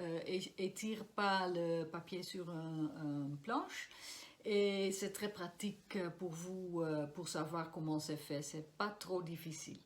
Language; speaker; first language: French; non-native, fluent; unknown